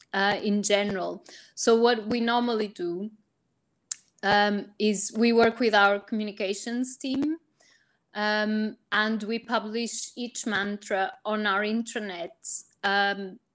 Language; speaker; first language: English; non-native, fluent; Portuguese